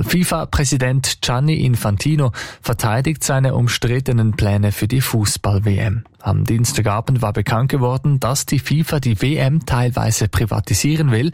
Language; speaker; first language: German; native; German